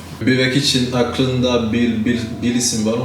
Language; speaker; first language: Turkish; non-native, learner; Haitian Creole